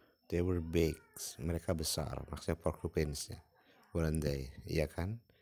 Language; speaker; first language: English; non-native, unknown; Indonesian